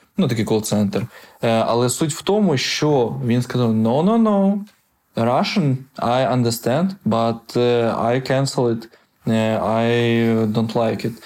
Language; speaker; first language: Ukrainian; non-native, local second language; Russian